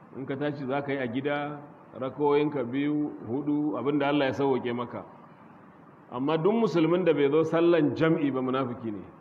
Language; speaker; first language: Hausa; non-native, local second language; Kanuri